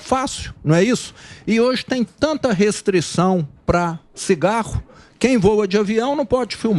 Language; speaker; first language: Portuguese; native; Portuguese